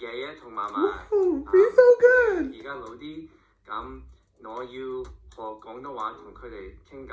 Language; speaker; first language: Cantonese; early bilingual, heritage; English